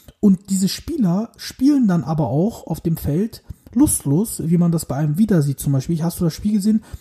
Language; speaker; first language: German; early bilingual, other home language; Turkish